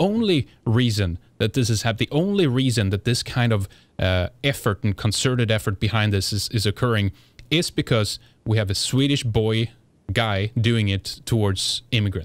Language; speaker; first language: English; non-native, fluent; Swedish